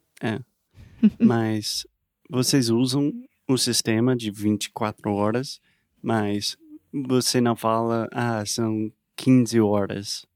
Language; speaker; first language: Portuguese; non-native, learner; English